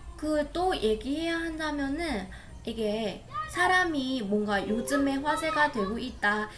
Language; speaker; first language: Korean; non-native, fluent; Burmese